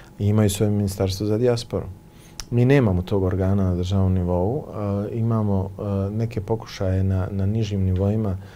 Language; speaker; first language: Bosnian; native; Bosnian